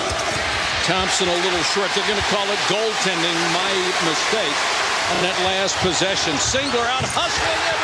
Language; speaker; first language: English; native; English